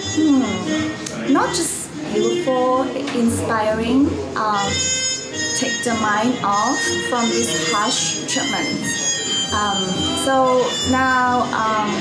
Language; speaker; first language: English; non-native, fluent; Chinese